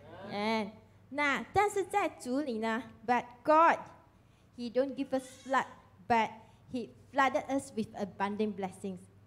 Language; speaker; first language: English; non-native, local second language; Chinese